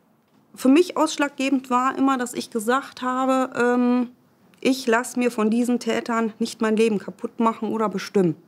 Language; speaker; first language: German; native; German